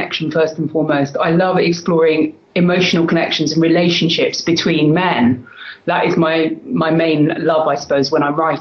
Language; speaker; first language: English; native; English